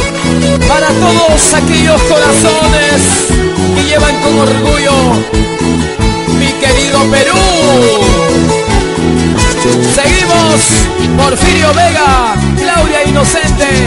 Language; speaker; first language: Spanish; native; Spanish